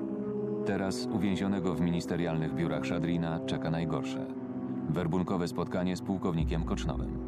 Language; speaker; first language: Polish; native; Polish